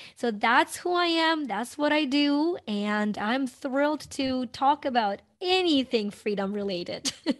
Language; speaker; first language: English; non-native, fluent; Ukrainian